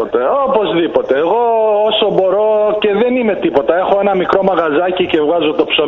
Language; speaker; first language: Greek; early bilingual, heritage; Greek